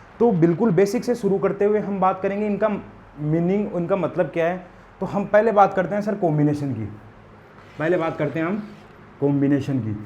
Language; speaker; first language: Hindi; native; Hindi